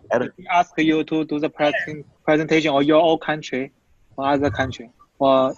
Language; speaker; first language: English; non-native, fluent; Chinese